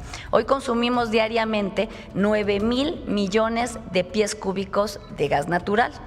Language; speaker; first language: Spanish; native; Spanish